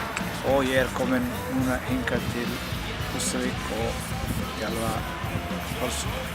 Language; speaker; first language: Icelandic; non-native, learner; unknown